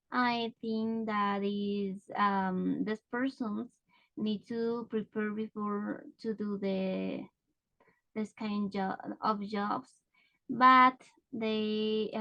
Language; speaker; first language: English; non-native, learner; Spanish